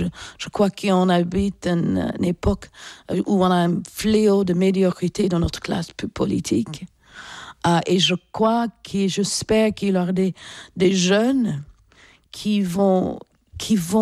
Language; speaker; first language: French; non-native, fluent; English